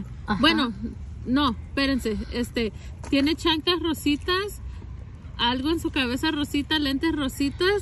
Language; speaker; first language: Spanish; early bilingual, heritage; Spanish